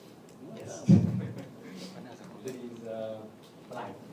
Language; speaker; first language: English; non-native, learner; Vietnamese